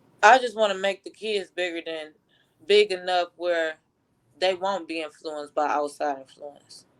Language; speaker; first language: English; native; English